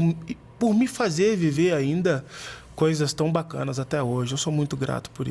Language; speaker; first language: Portuguese; native; Portuguese